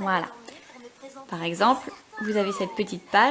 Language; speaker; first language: French; native; French